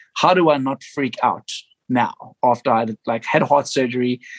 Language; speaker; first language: English; native; English